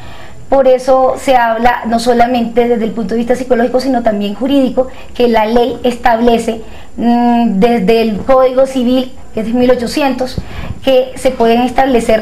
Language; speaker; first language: Spanish; native; Spanish